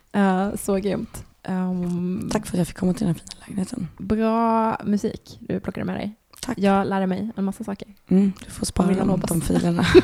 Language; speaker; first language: Swedish; native; Swedish